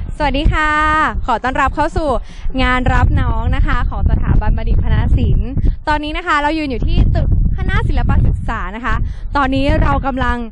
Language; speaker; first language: Thai; native; Thai